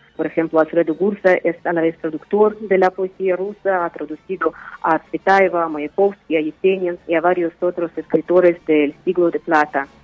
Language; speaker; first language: Spanish; non-native, fluent; Uzbek